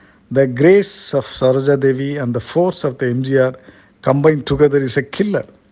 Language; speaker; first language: English; non-native, local second language; Tamil